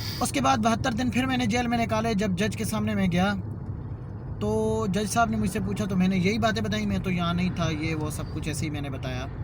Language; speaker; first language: Urdu; non-native, local second language; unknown